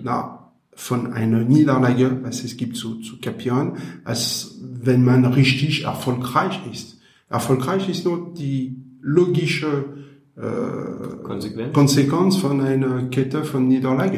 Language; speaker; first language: German; non-native, learner; French